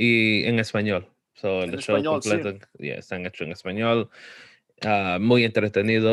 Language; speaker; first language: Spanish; early bilingual, heritage; Spanish